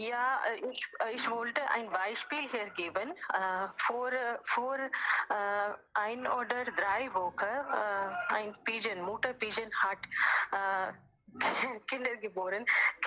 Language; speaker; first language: German; non-native, learner; Hindi